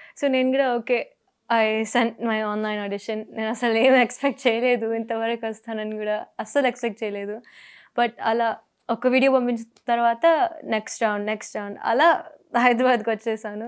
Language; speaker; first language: Telugu; early bilingual, heritage; Telugu